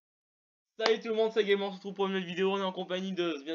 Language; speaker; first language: French; native; French